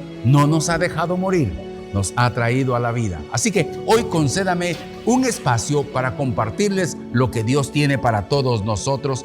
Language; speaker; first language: Spanish; native; Spanish